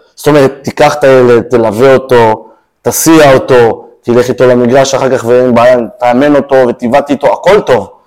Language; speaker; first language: Hebrew; native; Hebrew